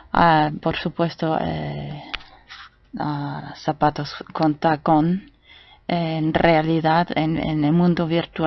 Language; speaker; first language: Spanish; non-native, fluent; German